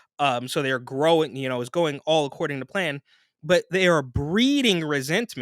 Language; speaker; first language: English; native; English